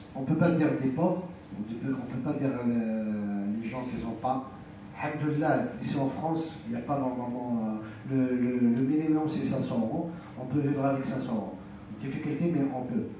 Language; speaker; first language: French; non-native, local second language; Arabic